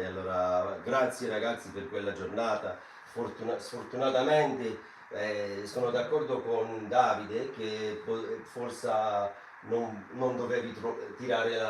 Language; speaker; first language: Italian; non-native, fluent; English